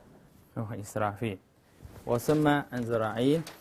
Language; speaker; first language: Arabic; non-native, learner; Chinese